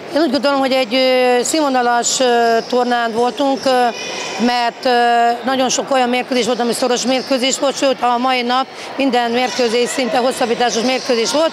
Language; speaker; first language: Hungarian; native; Hungarian